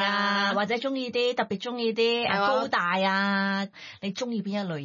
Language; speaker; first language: Cantonese; native; Cantonese